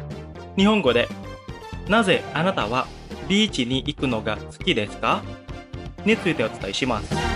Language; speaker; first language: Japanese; non-native, fluent; Indonesian